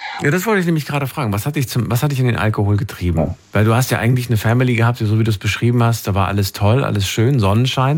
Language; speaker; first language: German; native; German